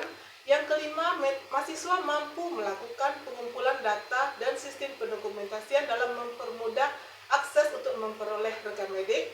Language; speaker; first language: Indonesian; native; Indonesian